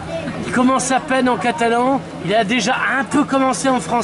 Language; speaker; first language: French; native; French